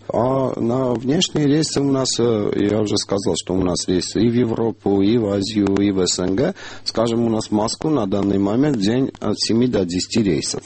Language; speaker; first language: Russian; non-native, local second language; Armenian